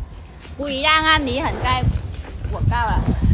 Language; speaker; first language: Chinese; non-native, learner; Vietnamese